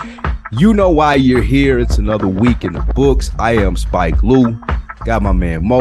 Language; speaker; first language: English; native; English